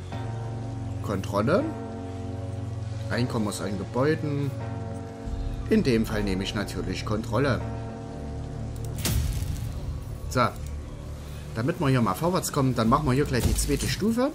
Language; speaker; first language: German; native; German